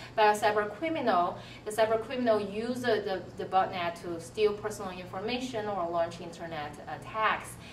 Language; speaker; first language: English; non-native, fluent; Chinese